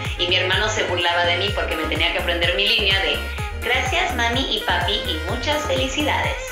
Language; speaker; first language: Spanish; early bilingual, other home language; English